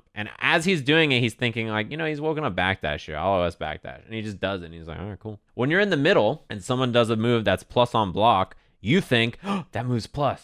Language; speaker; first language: English; native; English